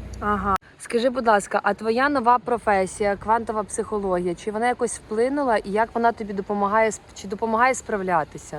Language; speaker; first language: Ukrainian; native; Ukrainian